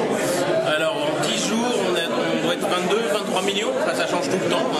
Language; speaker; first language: French; native; French